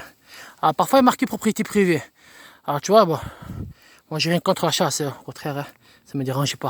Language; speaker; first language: French; native; French